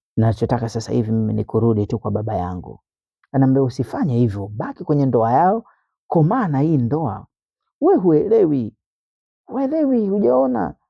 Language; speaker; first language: Swahili; native; Swahili